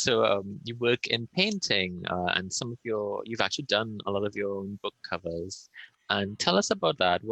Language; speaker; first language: English; native; English